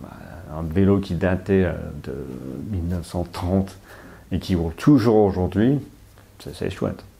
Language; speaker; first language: French; non-native, fluent; English